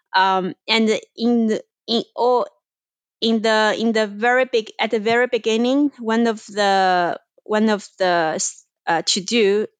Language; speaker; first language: English; non-native, fluent; Chinese